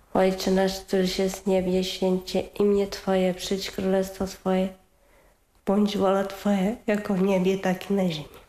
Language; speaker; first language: Polish; early bilingual, heritage; Polish